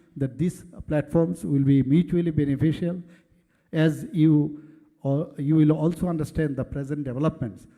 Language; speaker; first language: English; non-native, local second language; Bangla